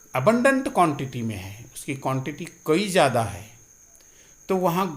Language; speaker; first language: Hindi; non-native, local second language; Marathi